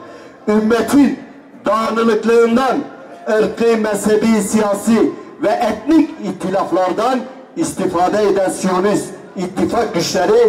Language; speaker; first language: Turkish; native; Turkish